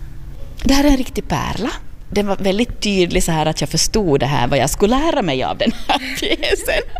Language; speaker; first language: Swedish; native; Swedish